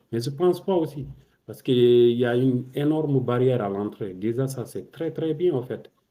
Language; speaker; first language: French; non-native, local second language; Wolof